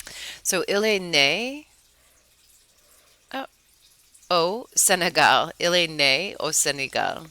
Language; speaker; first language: French; non-native, fluent; English